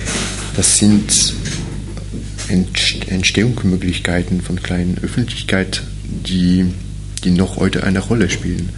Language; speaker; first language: German; non-native, fluent; French